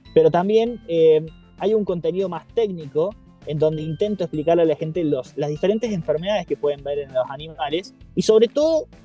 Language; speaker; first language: Spanish; native; Spanish